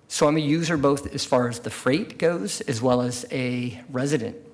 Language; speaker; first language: English; native; English